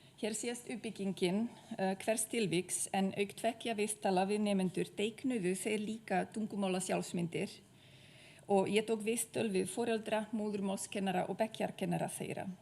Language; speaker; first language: Icelandic; non-native, fluent; Czech